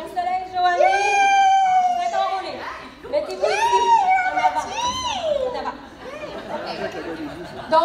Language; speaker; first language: French; native; French